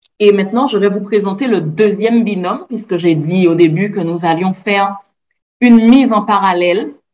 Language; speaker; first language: French; native; French